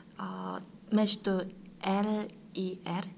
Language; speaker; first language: Russian; non-native, learner; Korean